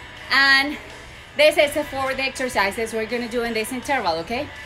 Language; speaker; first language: English; non-native, fluent; Spanish